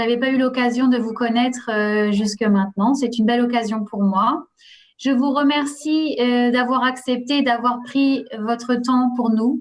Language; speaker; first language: French; native; French